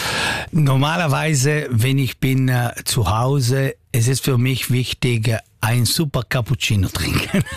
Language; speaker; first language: German; non-native, learner; Italian